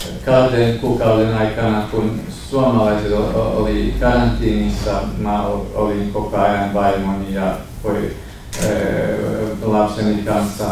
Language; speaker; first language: Finnish; non-native, fluent; Kurdish